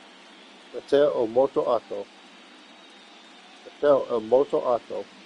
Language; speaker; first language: Italian; non-native, learner; English